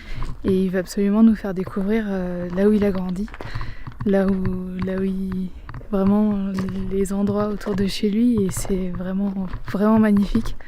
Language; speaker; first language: French; native; French